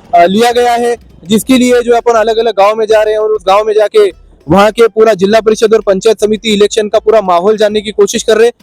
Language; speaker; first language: Hindi; non-native, local second language; Marathi